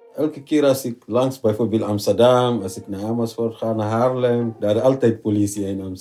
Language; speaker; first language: Dutch; non-native, learner; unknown